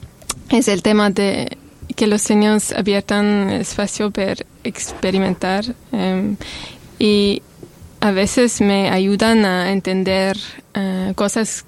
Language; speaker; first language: Spanish; non-native, learner; French